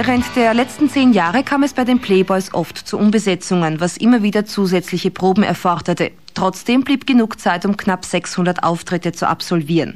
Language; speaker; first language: German; native; German